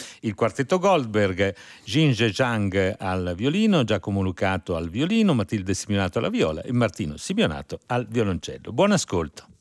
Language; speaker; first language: Italian; native; Italian